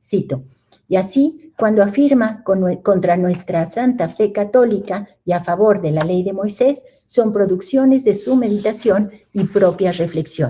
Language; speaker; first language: Spanish; native; Spanish